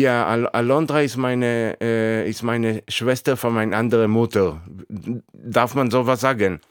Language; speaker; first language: German; non-native, fluent; Hebrew